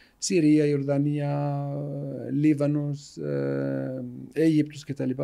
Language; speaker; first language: Greek; non-native, fluent; Arabic